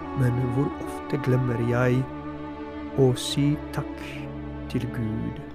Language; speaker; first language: Norwegian; non-native, fluent; Polish